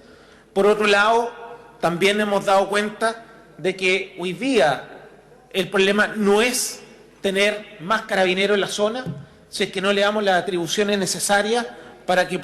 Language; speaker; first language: Spanish; native; Spanish